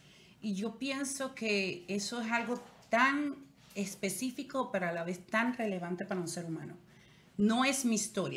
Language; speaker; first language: Spanish; native; Spanish